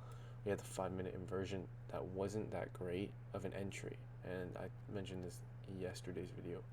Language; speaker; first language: English; native; English